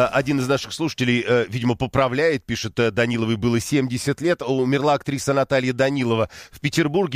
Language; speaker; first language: Russian; native; Russian